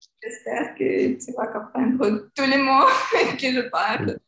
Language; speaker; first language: French; non-native, learner; Ukrainian